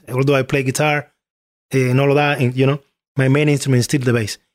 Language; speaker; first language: English; non-native, fluent; Spanish